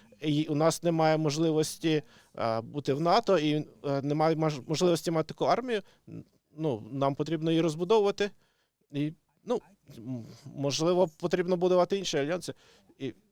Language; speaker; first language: Ukrainian; non-native, local second language; Russian